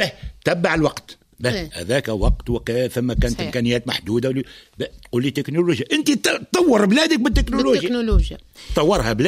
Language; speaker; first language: Arabic; native; Arabic